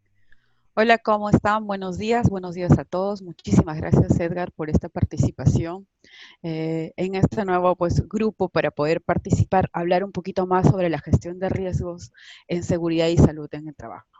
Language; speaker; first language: Spanish; native; Spanish